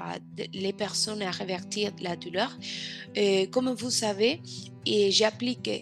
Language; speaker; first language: French; non-native, fluent; Spanish